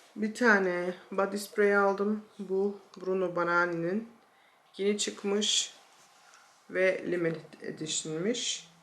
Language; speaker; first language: Turkish; early bilingual, heritage; Turkish